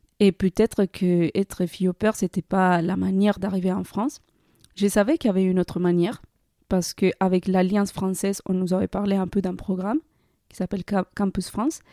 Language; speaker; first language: French; non-native, fluent; Spanish